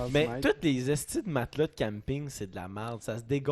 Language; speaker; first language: French; native; French